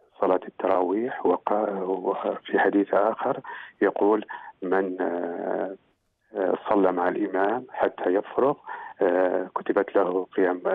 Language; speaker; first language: Arabic; native; Arabic